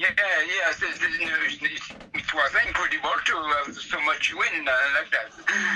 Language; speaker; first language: English; non-native, learner; French